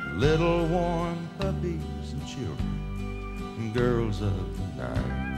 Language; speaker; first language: English; native; English